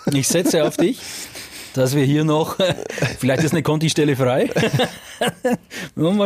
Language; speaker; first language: German; native; German